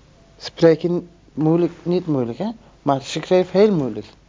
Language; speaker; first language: Dutch; non-native, learner; Turkish